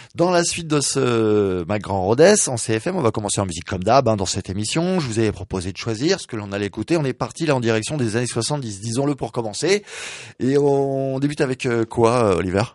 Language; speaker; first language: French; native; French